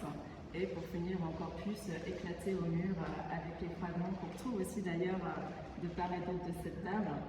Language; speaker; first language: French; native; French